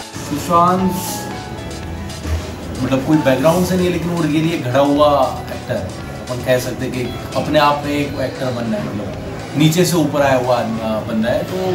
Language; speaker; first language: Hindi; native; Hindi